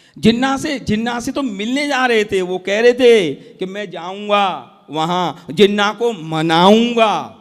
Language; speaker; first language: Hindi; native; Hindi